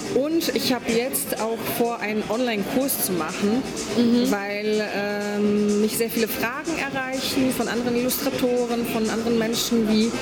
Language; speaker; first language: German; non-native, fluent; Polish